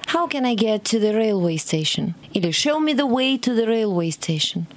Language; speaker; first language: English; non-native, fluent; Russian